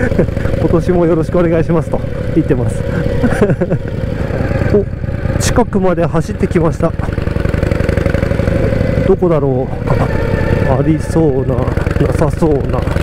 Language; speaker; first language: Japanese; native; Japanese